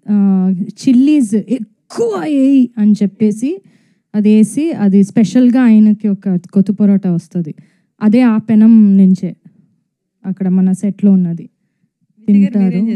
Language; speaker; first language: Telugu; non-native, fluent; Tamil